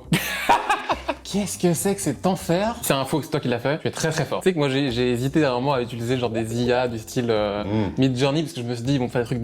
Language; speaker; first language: French; native; French